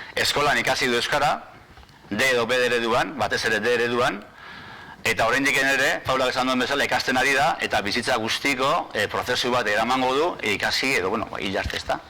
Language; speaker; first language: Basque; native; Basque